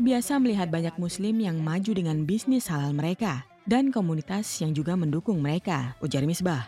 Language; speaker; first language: Indonesian; native; Indonesian